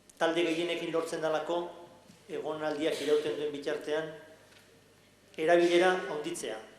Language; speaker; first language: Basque; native; Basque